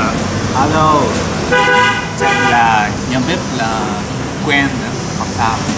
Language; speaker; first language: Vietnamese; non-native, learner; Japanese